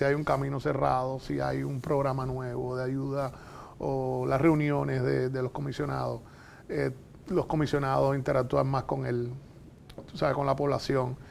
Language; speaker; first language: Spanish; native; Spanish